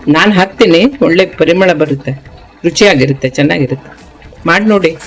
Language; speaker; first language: Kannada; non-native, local second language; Konkani